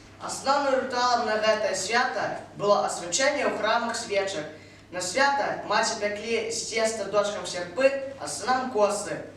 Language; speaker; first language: Belarusian; native; Belarusian